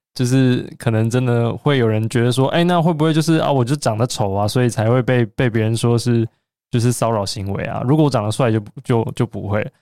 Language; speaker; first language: Chinese; native; Chinese